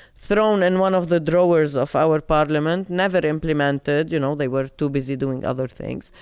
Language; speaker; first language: English; non-native, fluent; Arabic